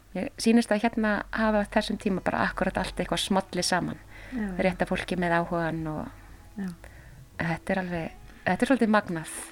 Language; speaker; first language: Icelandic; native; Icelandic